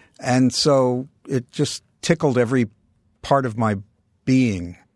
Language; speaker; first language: English; native; English